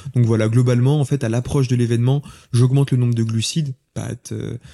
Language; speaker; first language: French; native; French